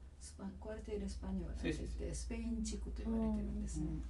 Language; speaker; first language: Japanese; native; Japanese